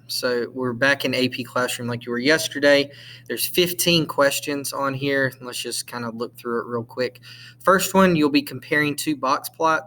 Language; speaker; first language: English; native; English